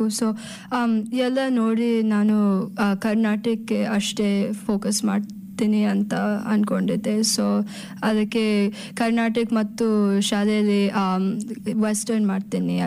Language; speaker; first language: Kannada; early bilingual, heritage; Kannada